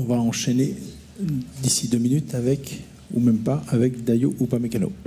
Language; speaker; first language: French; native; French